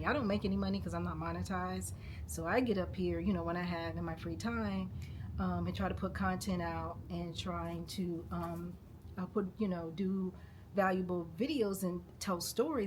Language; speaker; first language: English; native; English